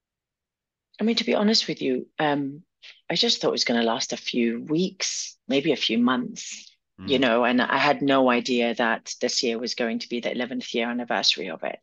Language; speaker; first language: English; early bilingual, other home language; Arabic